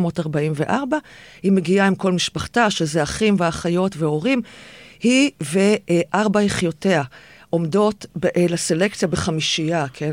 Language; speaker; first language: Hebrew; native; Hebrew